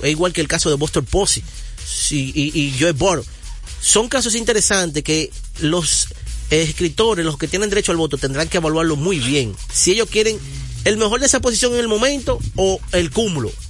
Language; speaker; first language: Spanish; native; Spanish